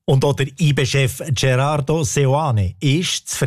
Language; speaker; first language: German; native; German